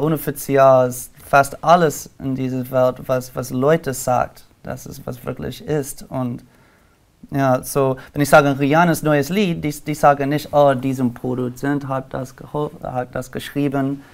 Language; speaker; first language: German; non-native, learner; English